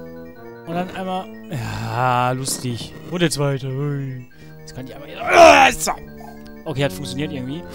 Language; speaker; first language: German; native; German